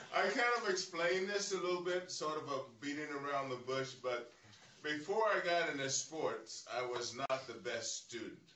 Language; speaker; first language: English; native; English